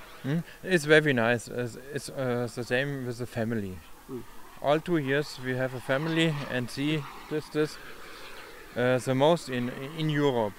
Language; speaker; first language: English; non-native, learner; German